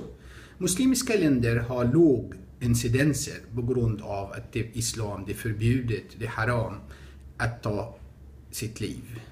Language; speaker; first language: Swedish; non-native, fluent; Arabic